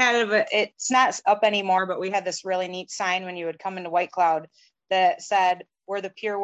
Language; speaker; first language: English; native; English